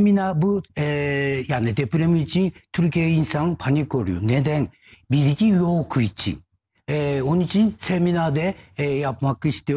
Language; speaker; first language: Turkish; non-native, learner; Japanese